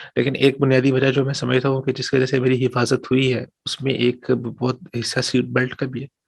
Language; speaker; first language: Urdu; native; Urdu